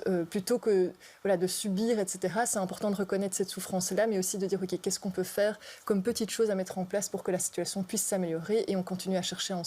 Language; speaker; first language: French; native; French